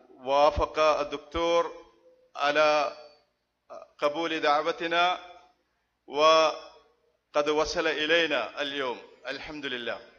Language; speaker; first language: Arabic; non-native, fluent; Malayalam